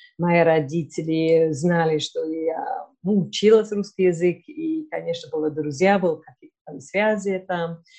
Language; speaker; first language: Russian; non-native, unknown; English